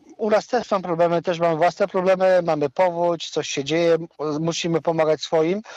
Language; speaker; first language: Polish; non-native, local second language; Ukrainian